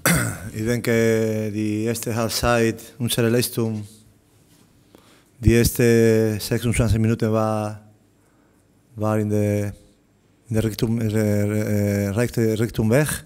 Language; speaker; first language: German; non-native, learner; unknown